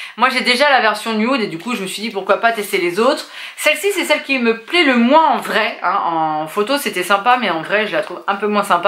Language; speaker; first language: French; native; French